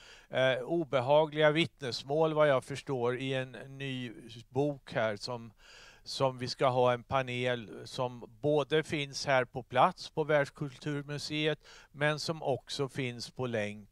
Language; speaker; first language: Swedish; native; Swedish